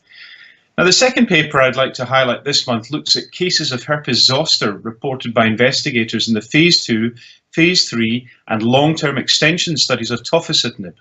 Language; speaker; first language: English; native; English